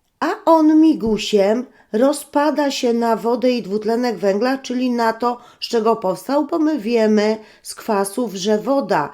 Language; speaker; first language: Polish; native; Polish